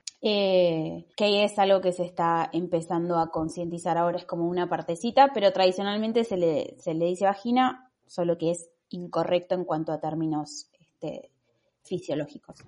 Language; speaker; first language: Spanish; native; Spanish